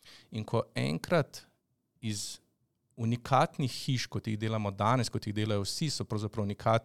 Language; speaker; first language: Slovenian; native; Slovenian